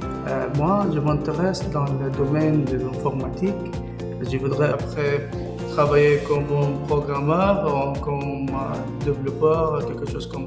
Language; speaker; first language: French; non-native, learner; Arabic